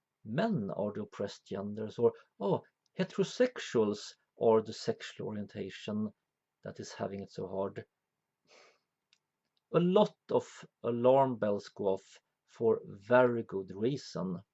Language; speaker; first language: English; non-native, fluent; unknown